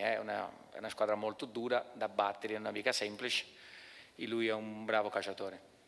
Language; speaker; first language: Italian; non-native, fluent; Portuguese